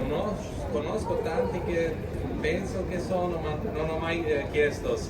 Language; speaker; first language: Italian; non-native, local second language; Slovenian